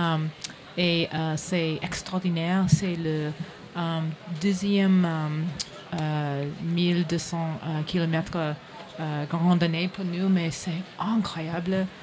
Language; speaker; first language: French; non-native, learner; English